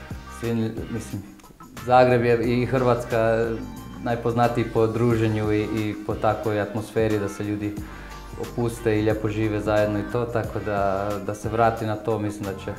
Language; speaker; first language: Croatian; early bilingual, heritage; Croatian